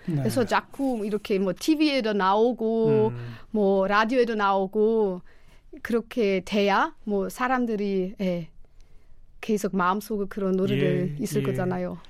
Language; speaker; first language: Korean; non-native, fluent; German